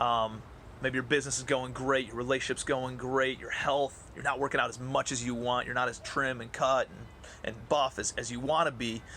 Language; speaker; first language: English; native; English